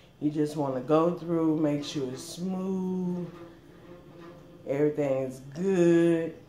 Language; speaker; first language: English; native; English